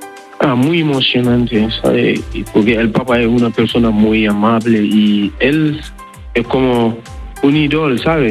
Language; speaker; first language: Spanish; non-native, learner; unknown